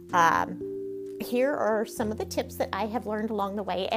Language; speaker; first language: English; native; English